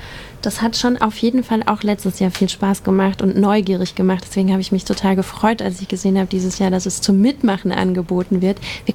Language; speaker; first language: German; native; German